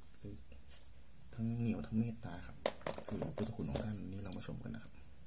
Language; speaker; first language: Thai; native; Thai